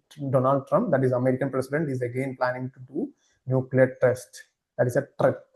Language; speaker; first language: English; non-native, local second language; Malayalam